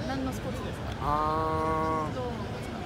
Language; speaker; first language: Japanese; non-native, learner; Polish